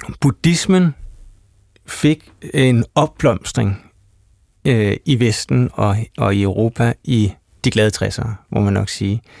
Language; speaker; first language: Danish; native; Danish